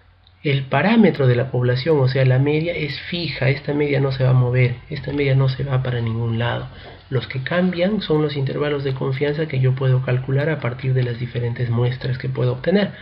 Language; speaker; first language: Spanish; native; Spanish